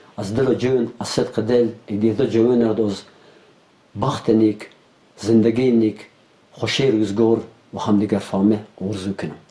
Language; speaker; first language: Tajik; non-native, local second language; Shughni